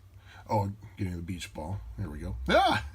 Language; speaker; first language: English; native; English